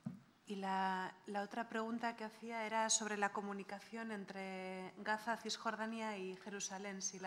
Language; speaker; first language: Spanish; native; Spanish